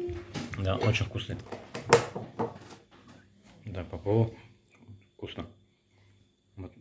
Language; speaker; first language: Russian; non-native, learner; Azerbaijani